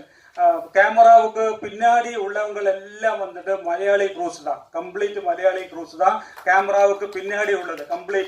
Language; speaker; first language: Tamil; non-native, local second language; Malayalam